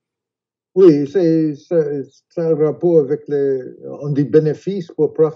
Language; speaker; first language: French; non-native, fluent; English